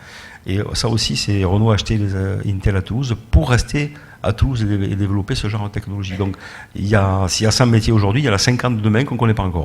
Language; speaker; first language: French; native; French